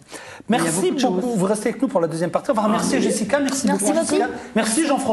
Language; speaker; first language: French; native; French